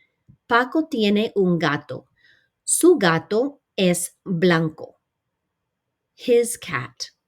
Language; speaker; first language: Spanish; non-native, fluent; English